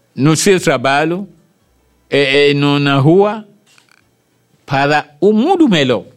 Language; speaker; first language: Portuguese; non-native, fluent; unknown